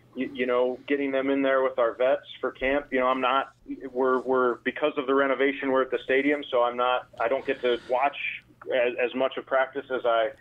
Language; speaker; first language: English; native; English